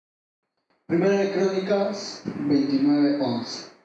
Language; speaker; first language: Spanish; native; Spanish